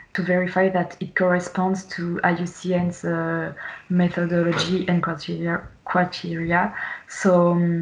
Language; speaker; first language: English; non-native, fluent; French